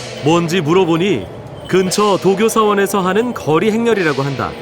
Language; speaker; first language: Korean; native; Korean